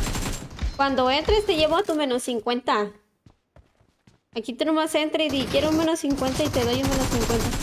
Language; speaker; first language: Spanish; native; Spanish